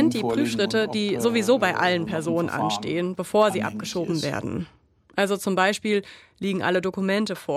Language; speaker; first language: German; native; German